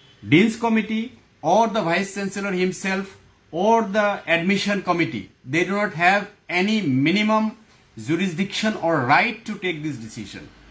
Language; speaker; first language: English; non-native, local second language; Bangla